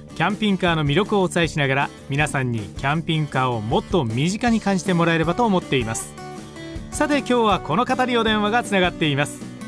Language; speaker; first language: Japanese; native; Japanese